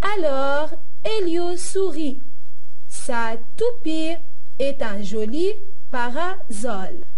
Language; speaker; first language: French; non-native, local second language; Arabic